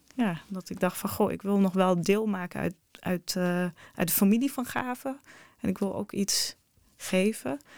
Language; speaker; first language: Dutch; early bilingual, other home language; Arabic